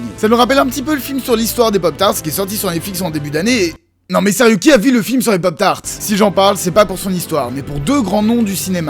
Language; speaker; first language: French; native; French